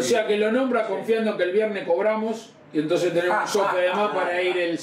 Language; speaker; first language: Spanish; native; Spanish